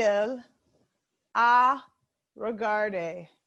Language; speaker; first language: French; non-native, fluent; English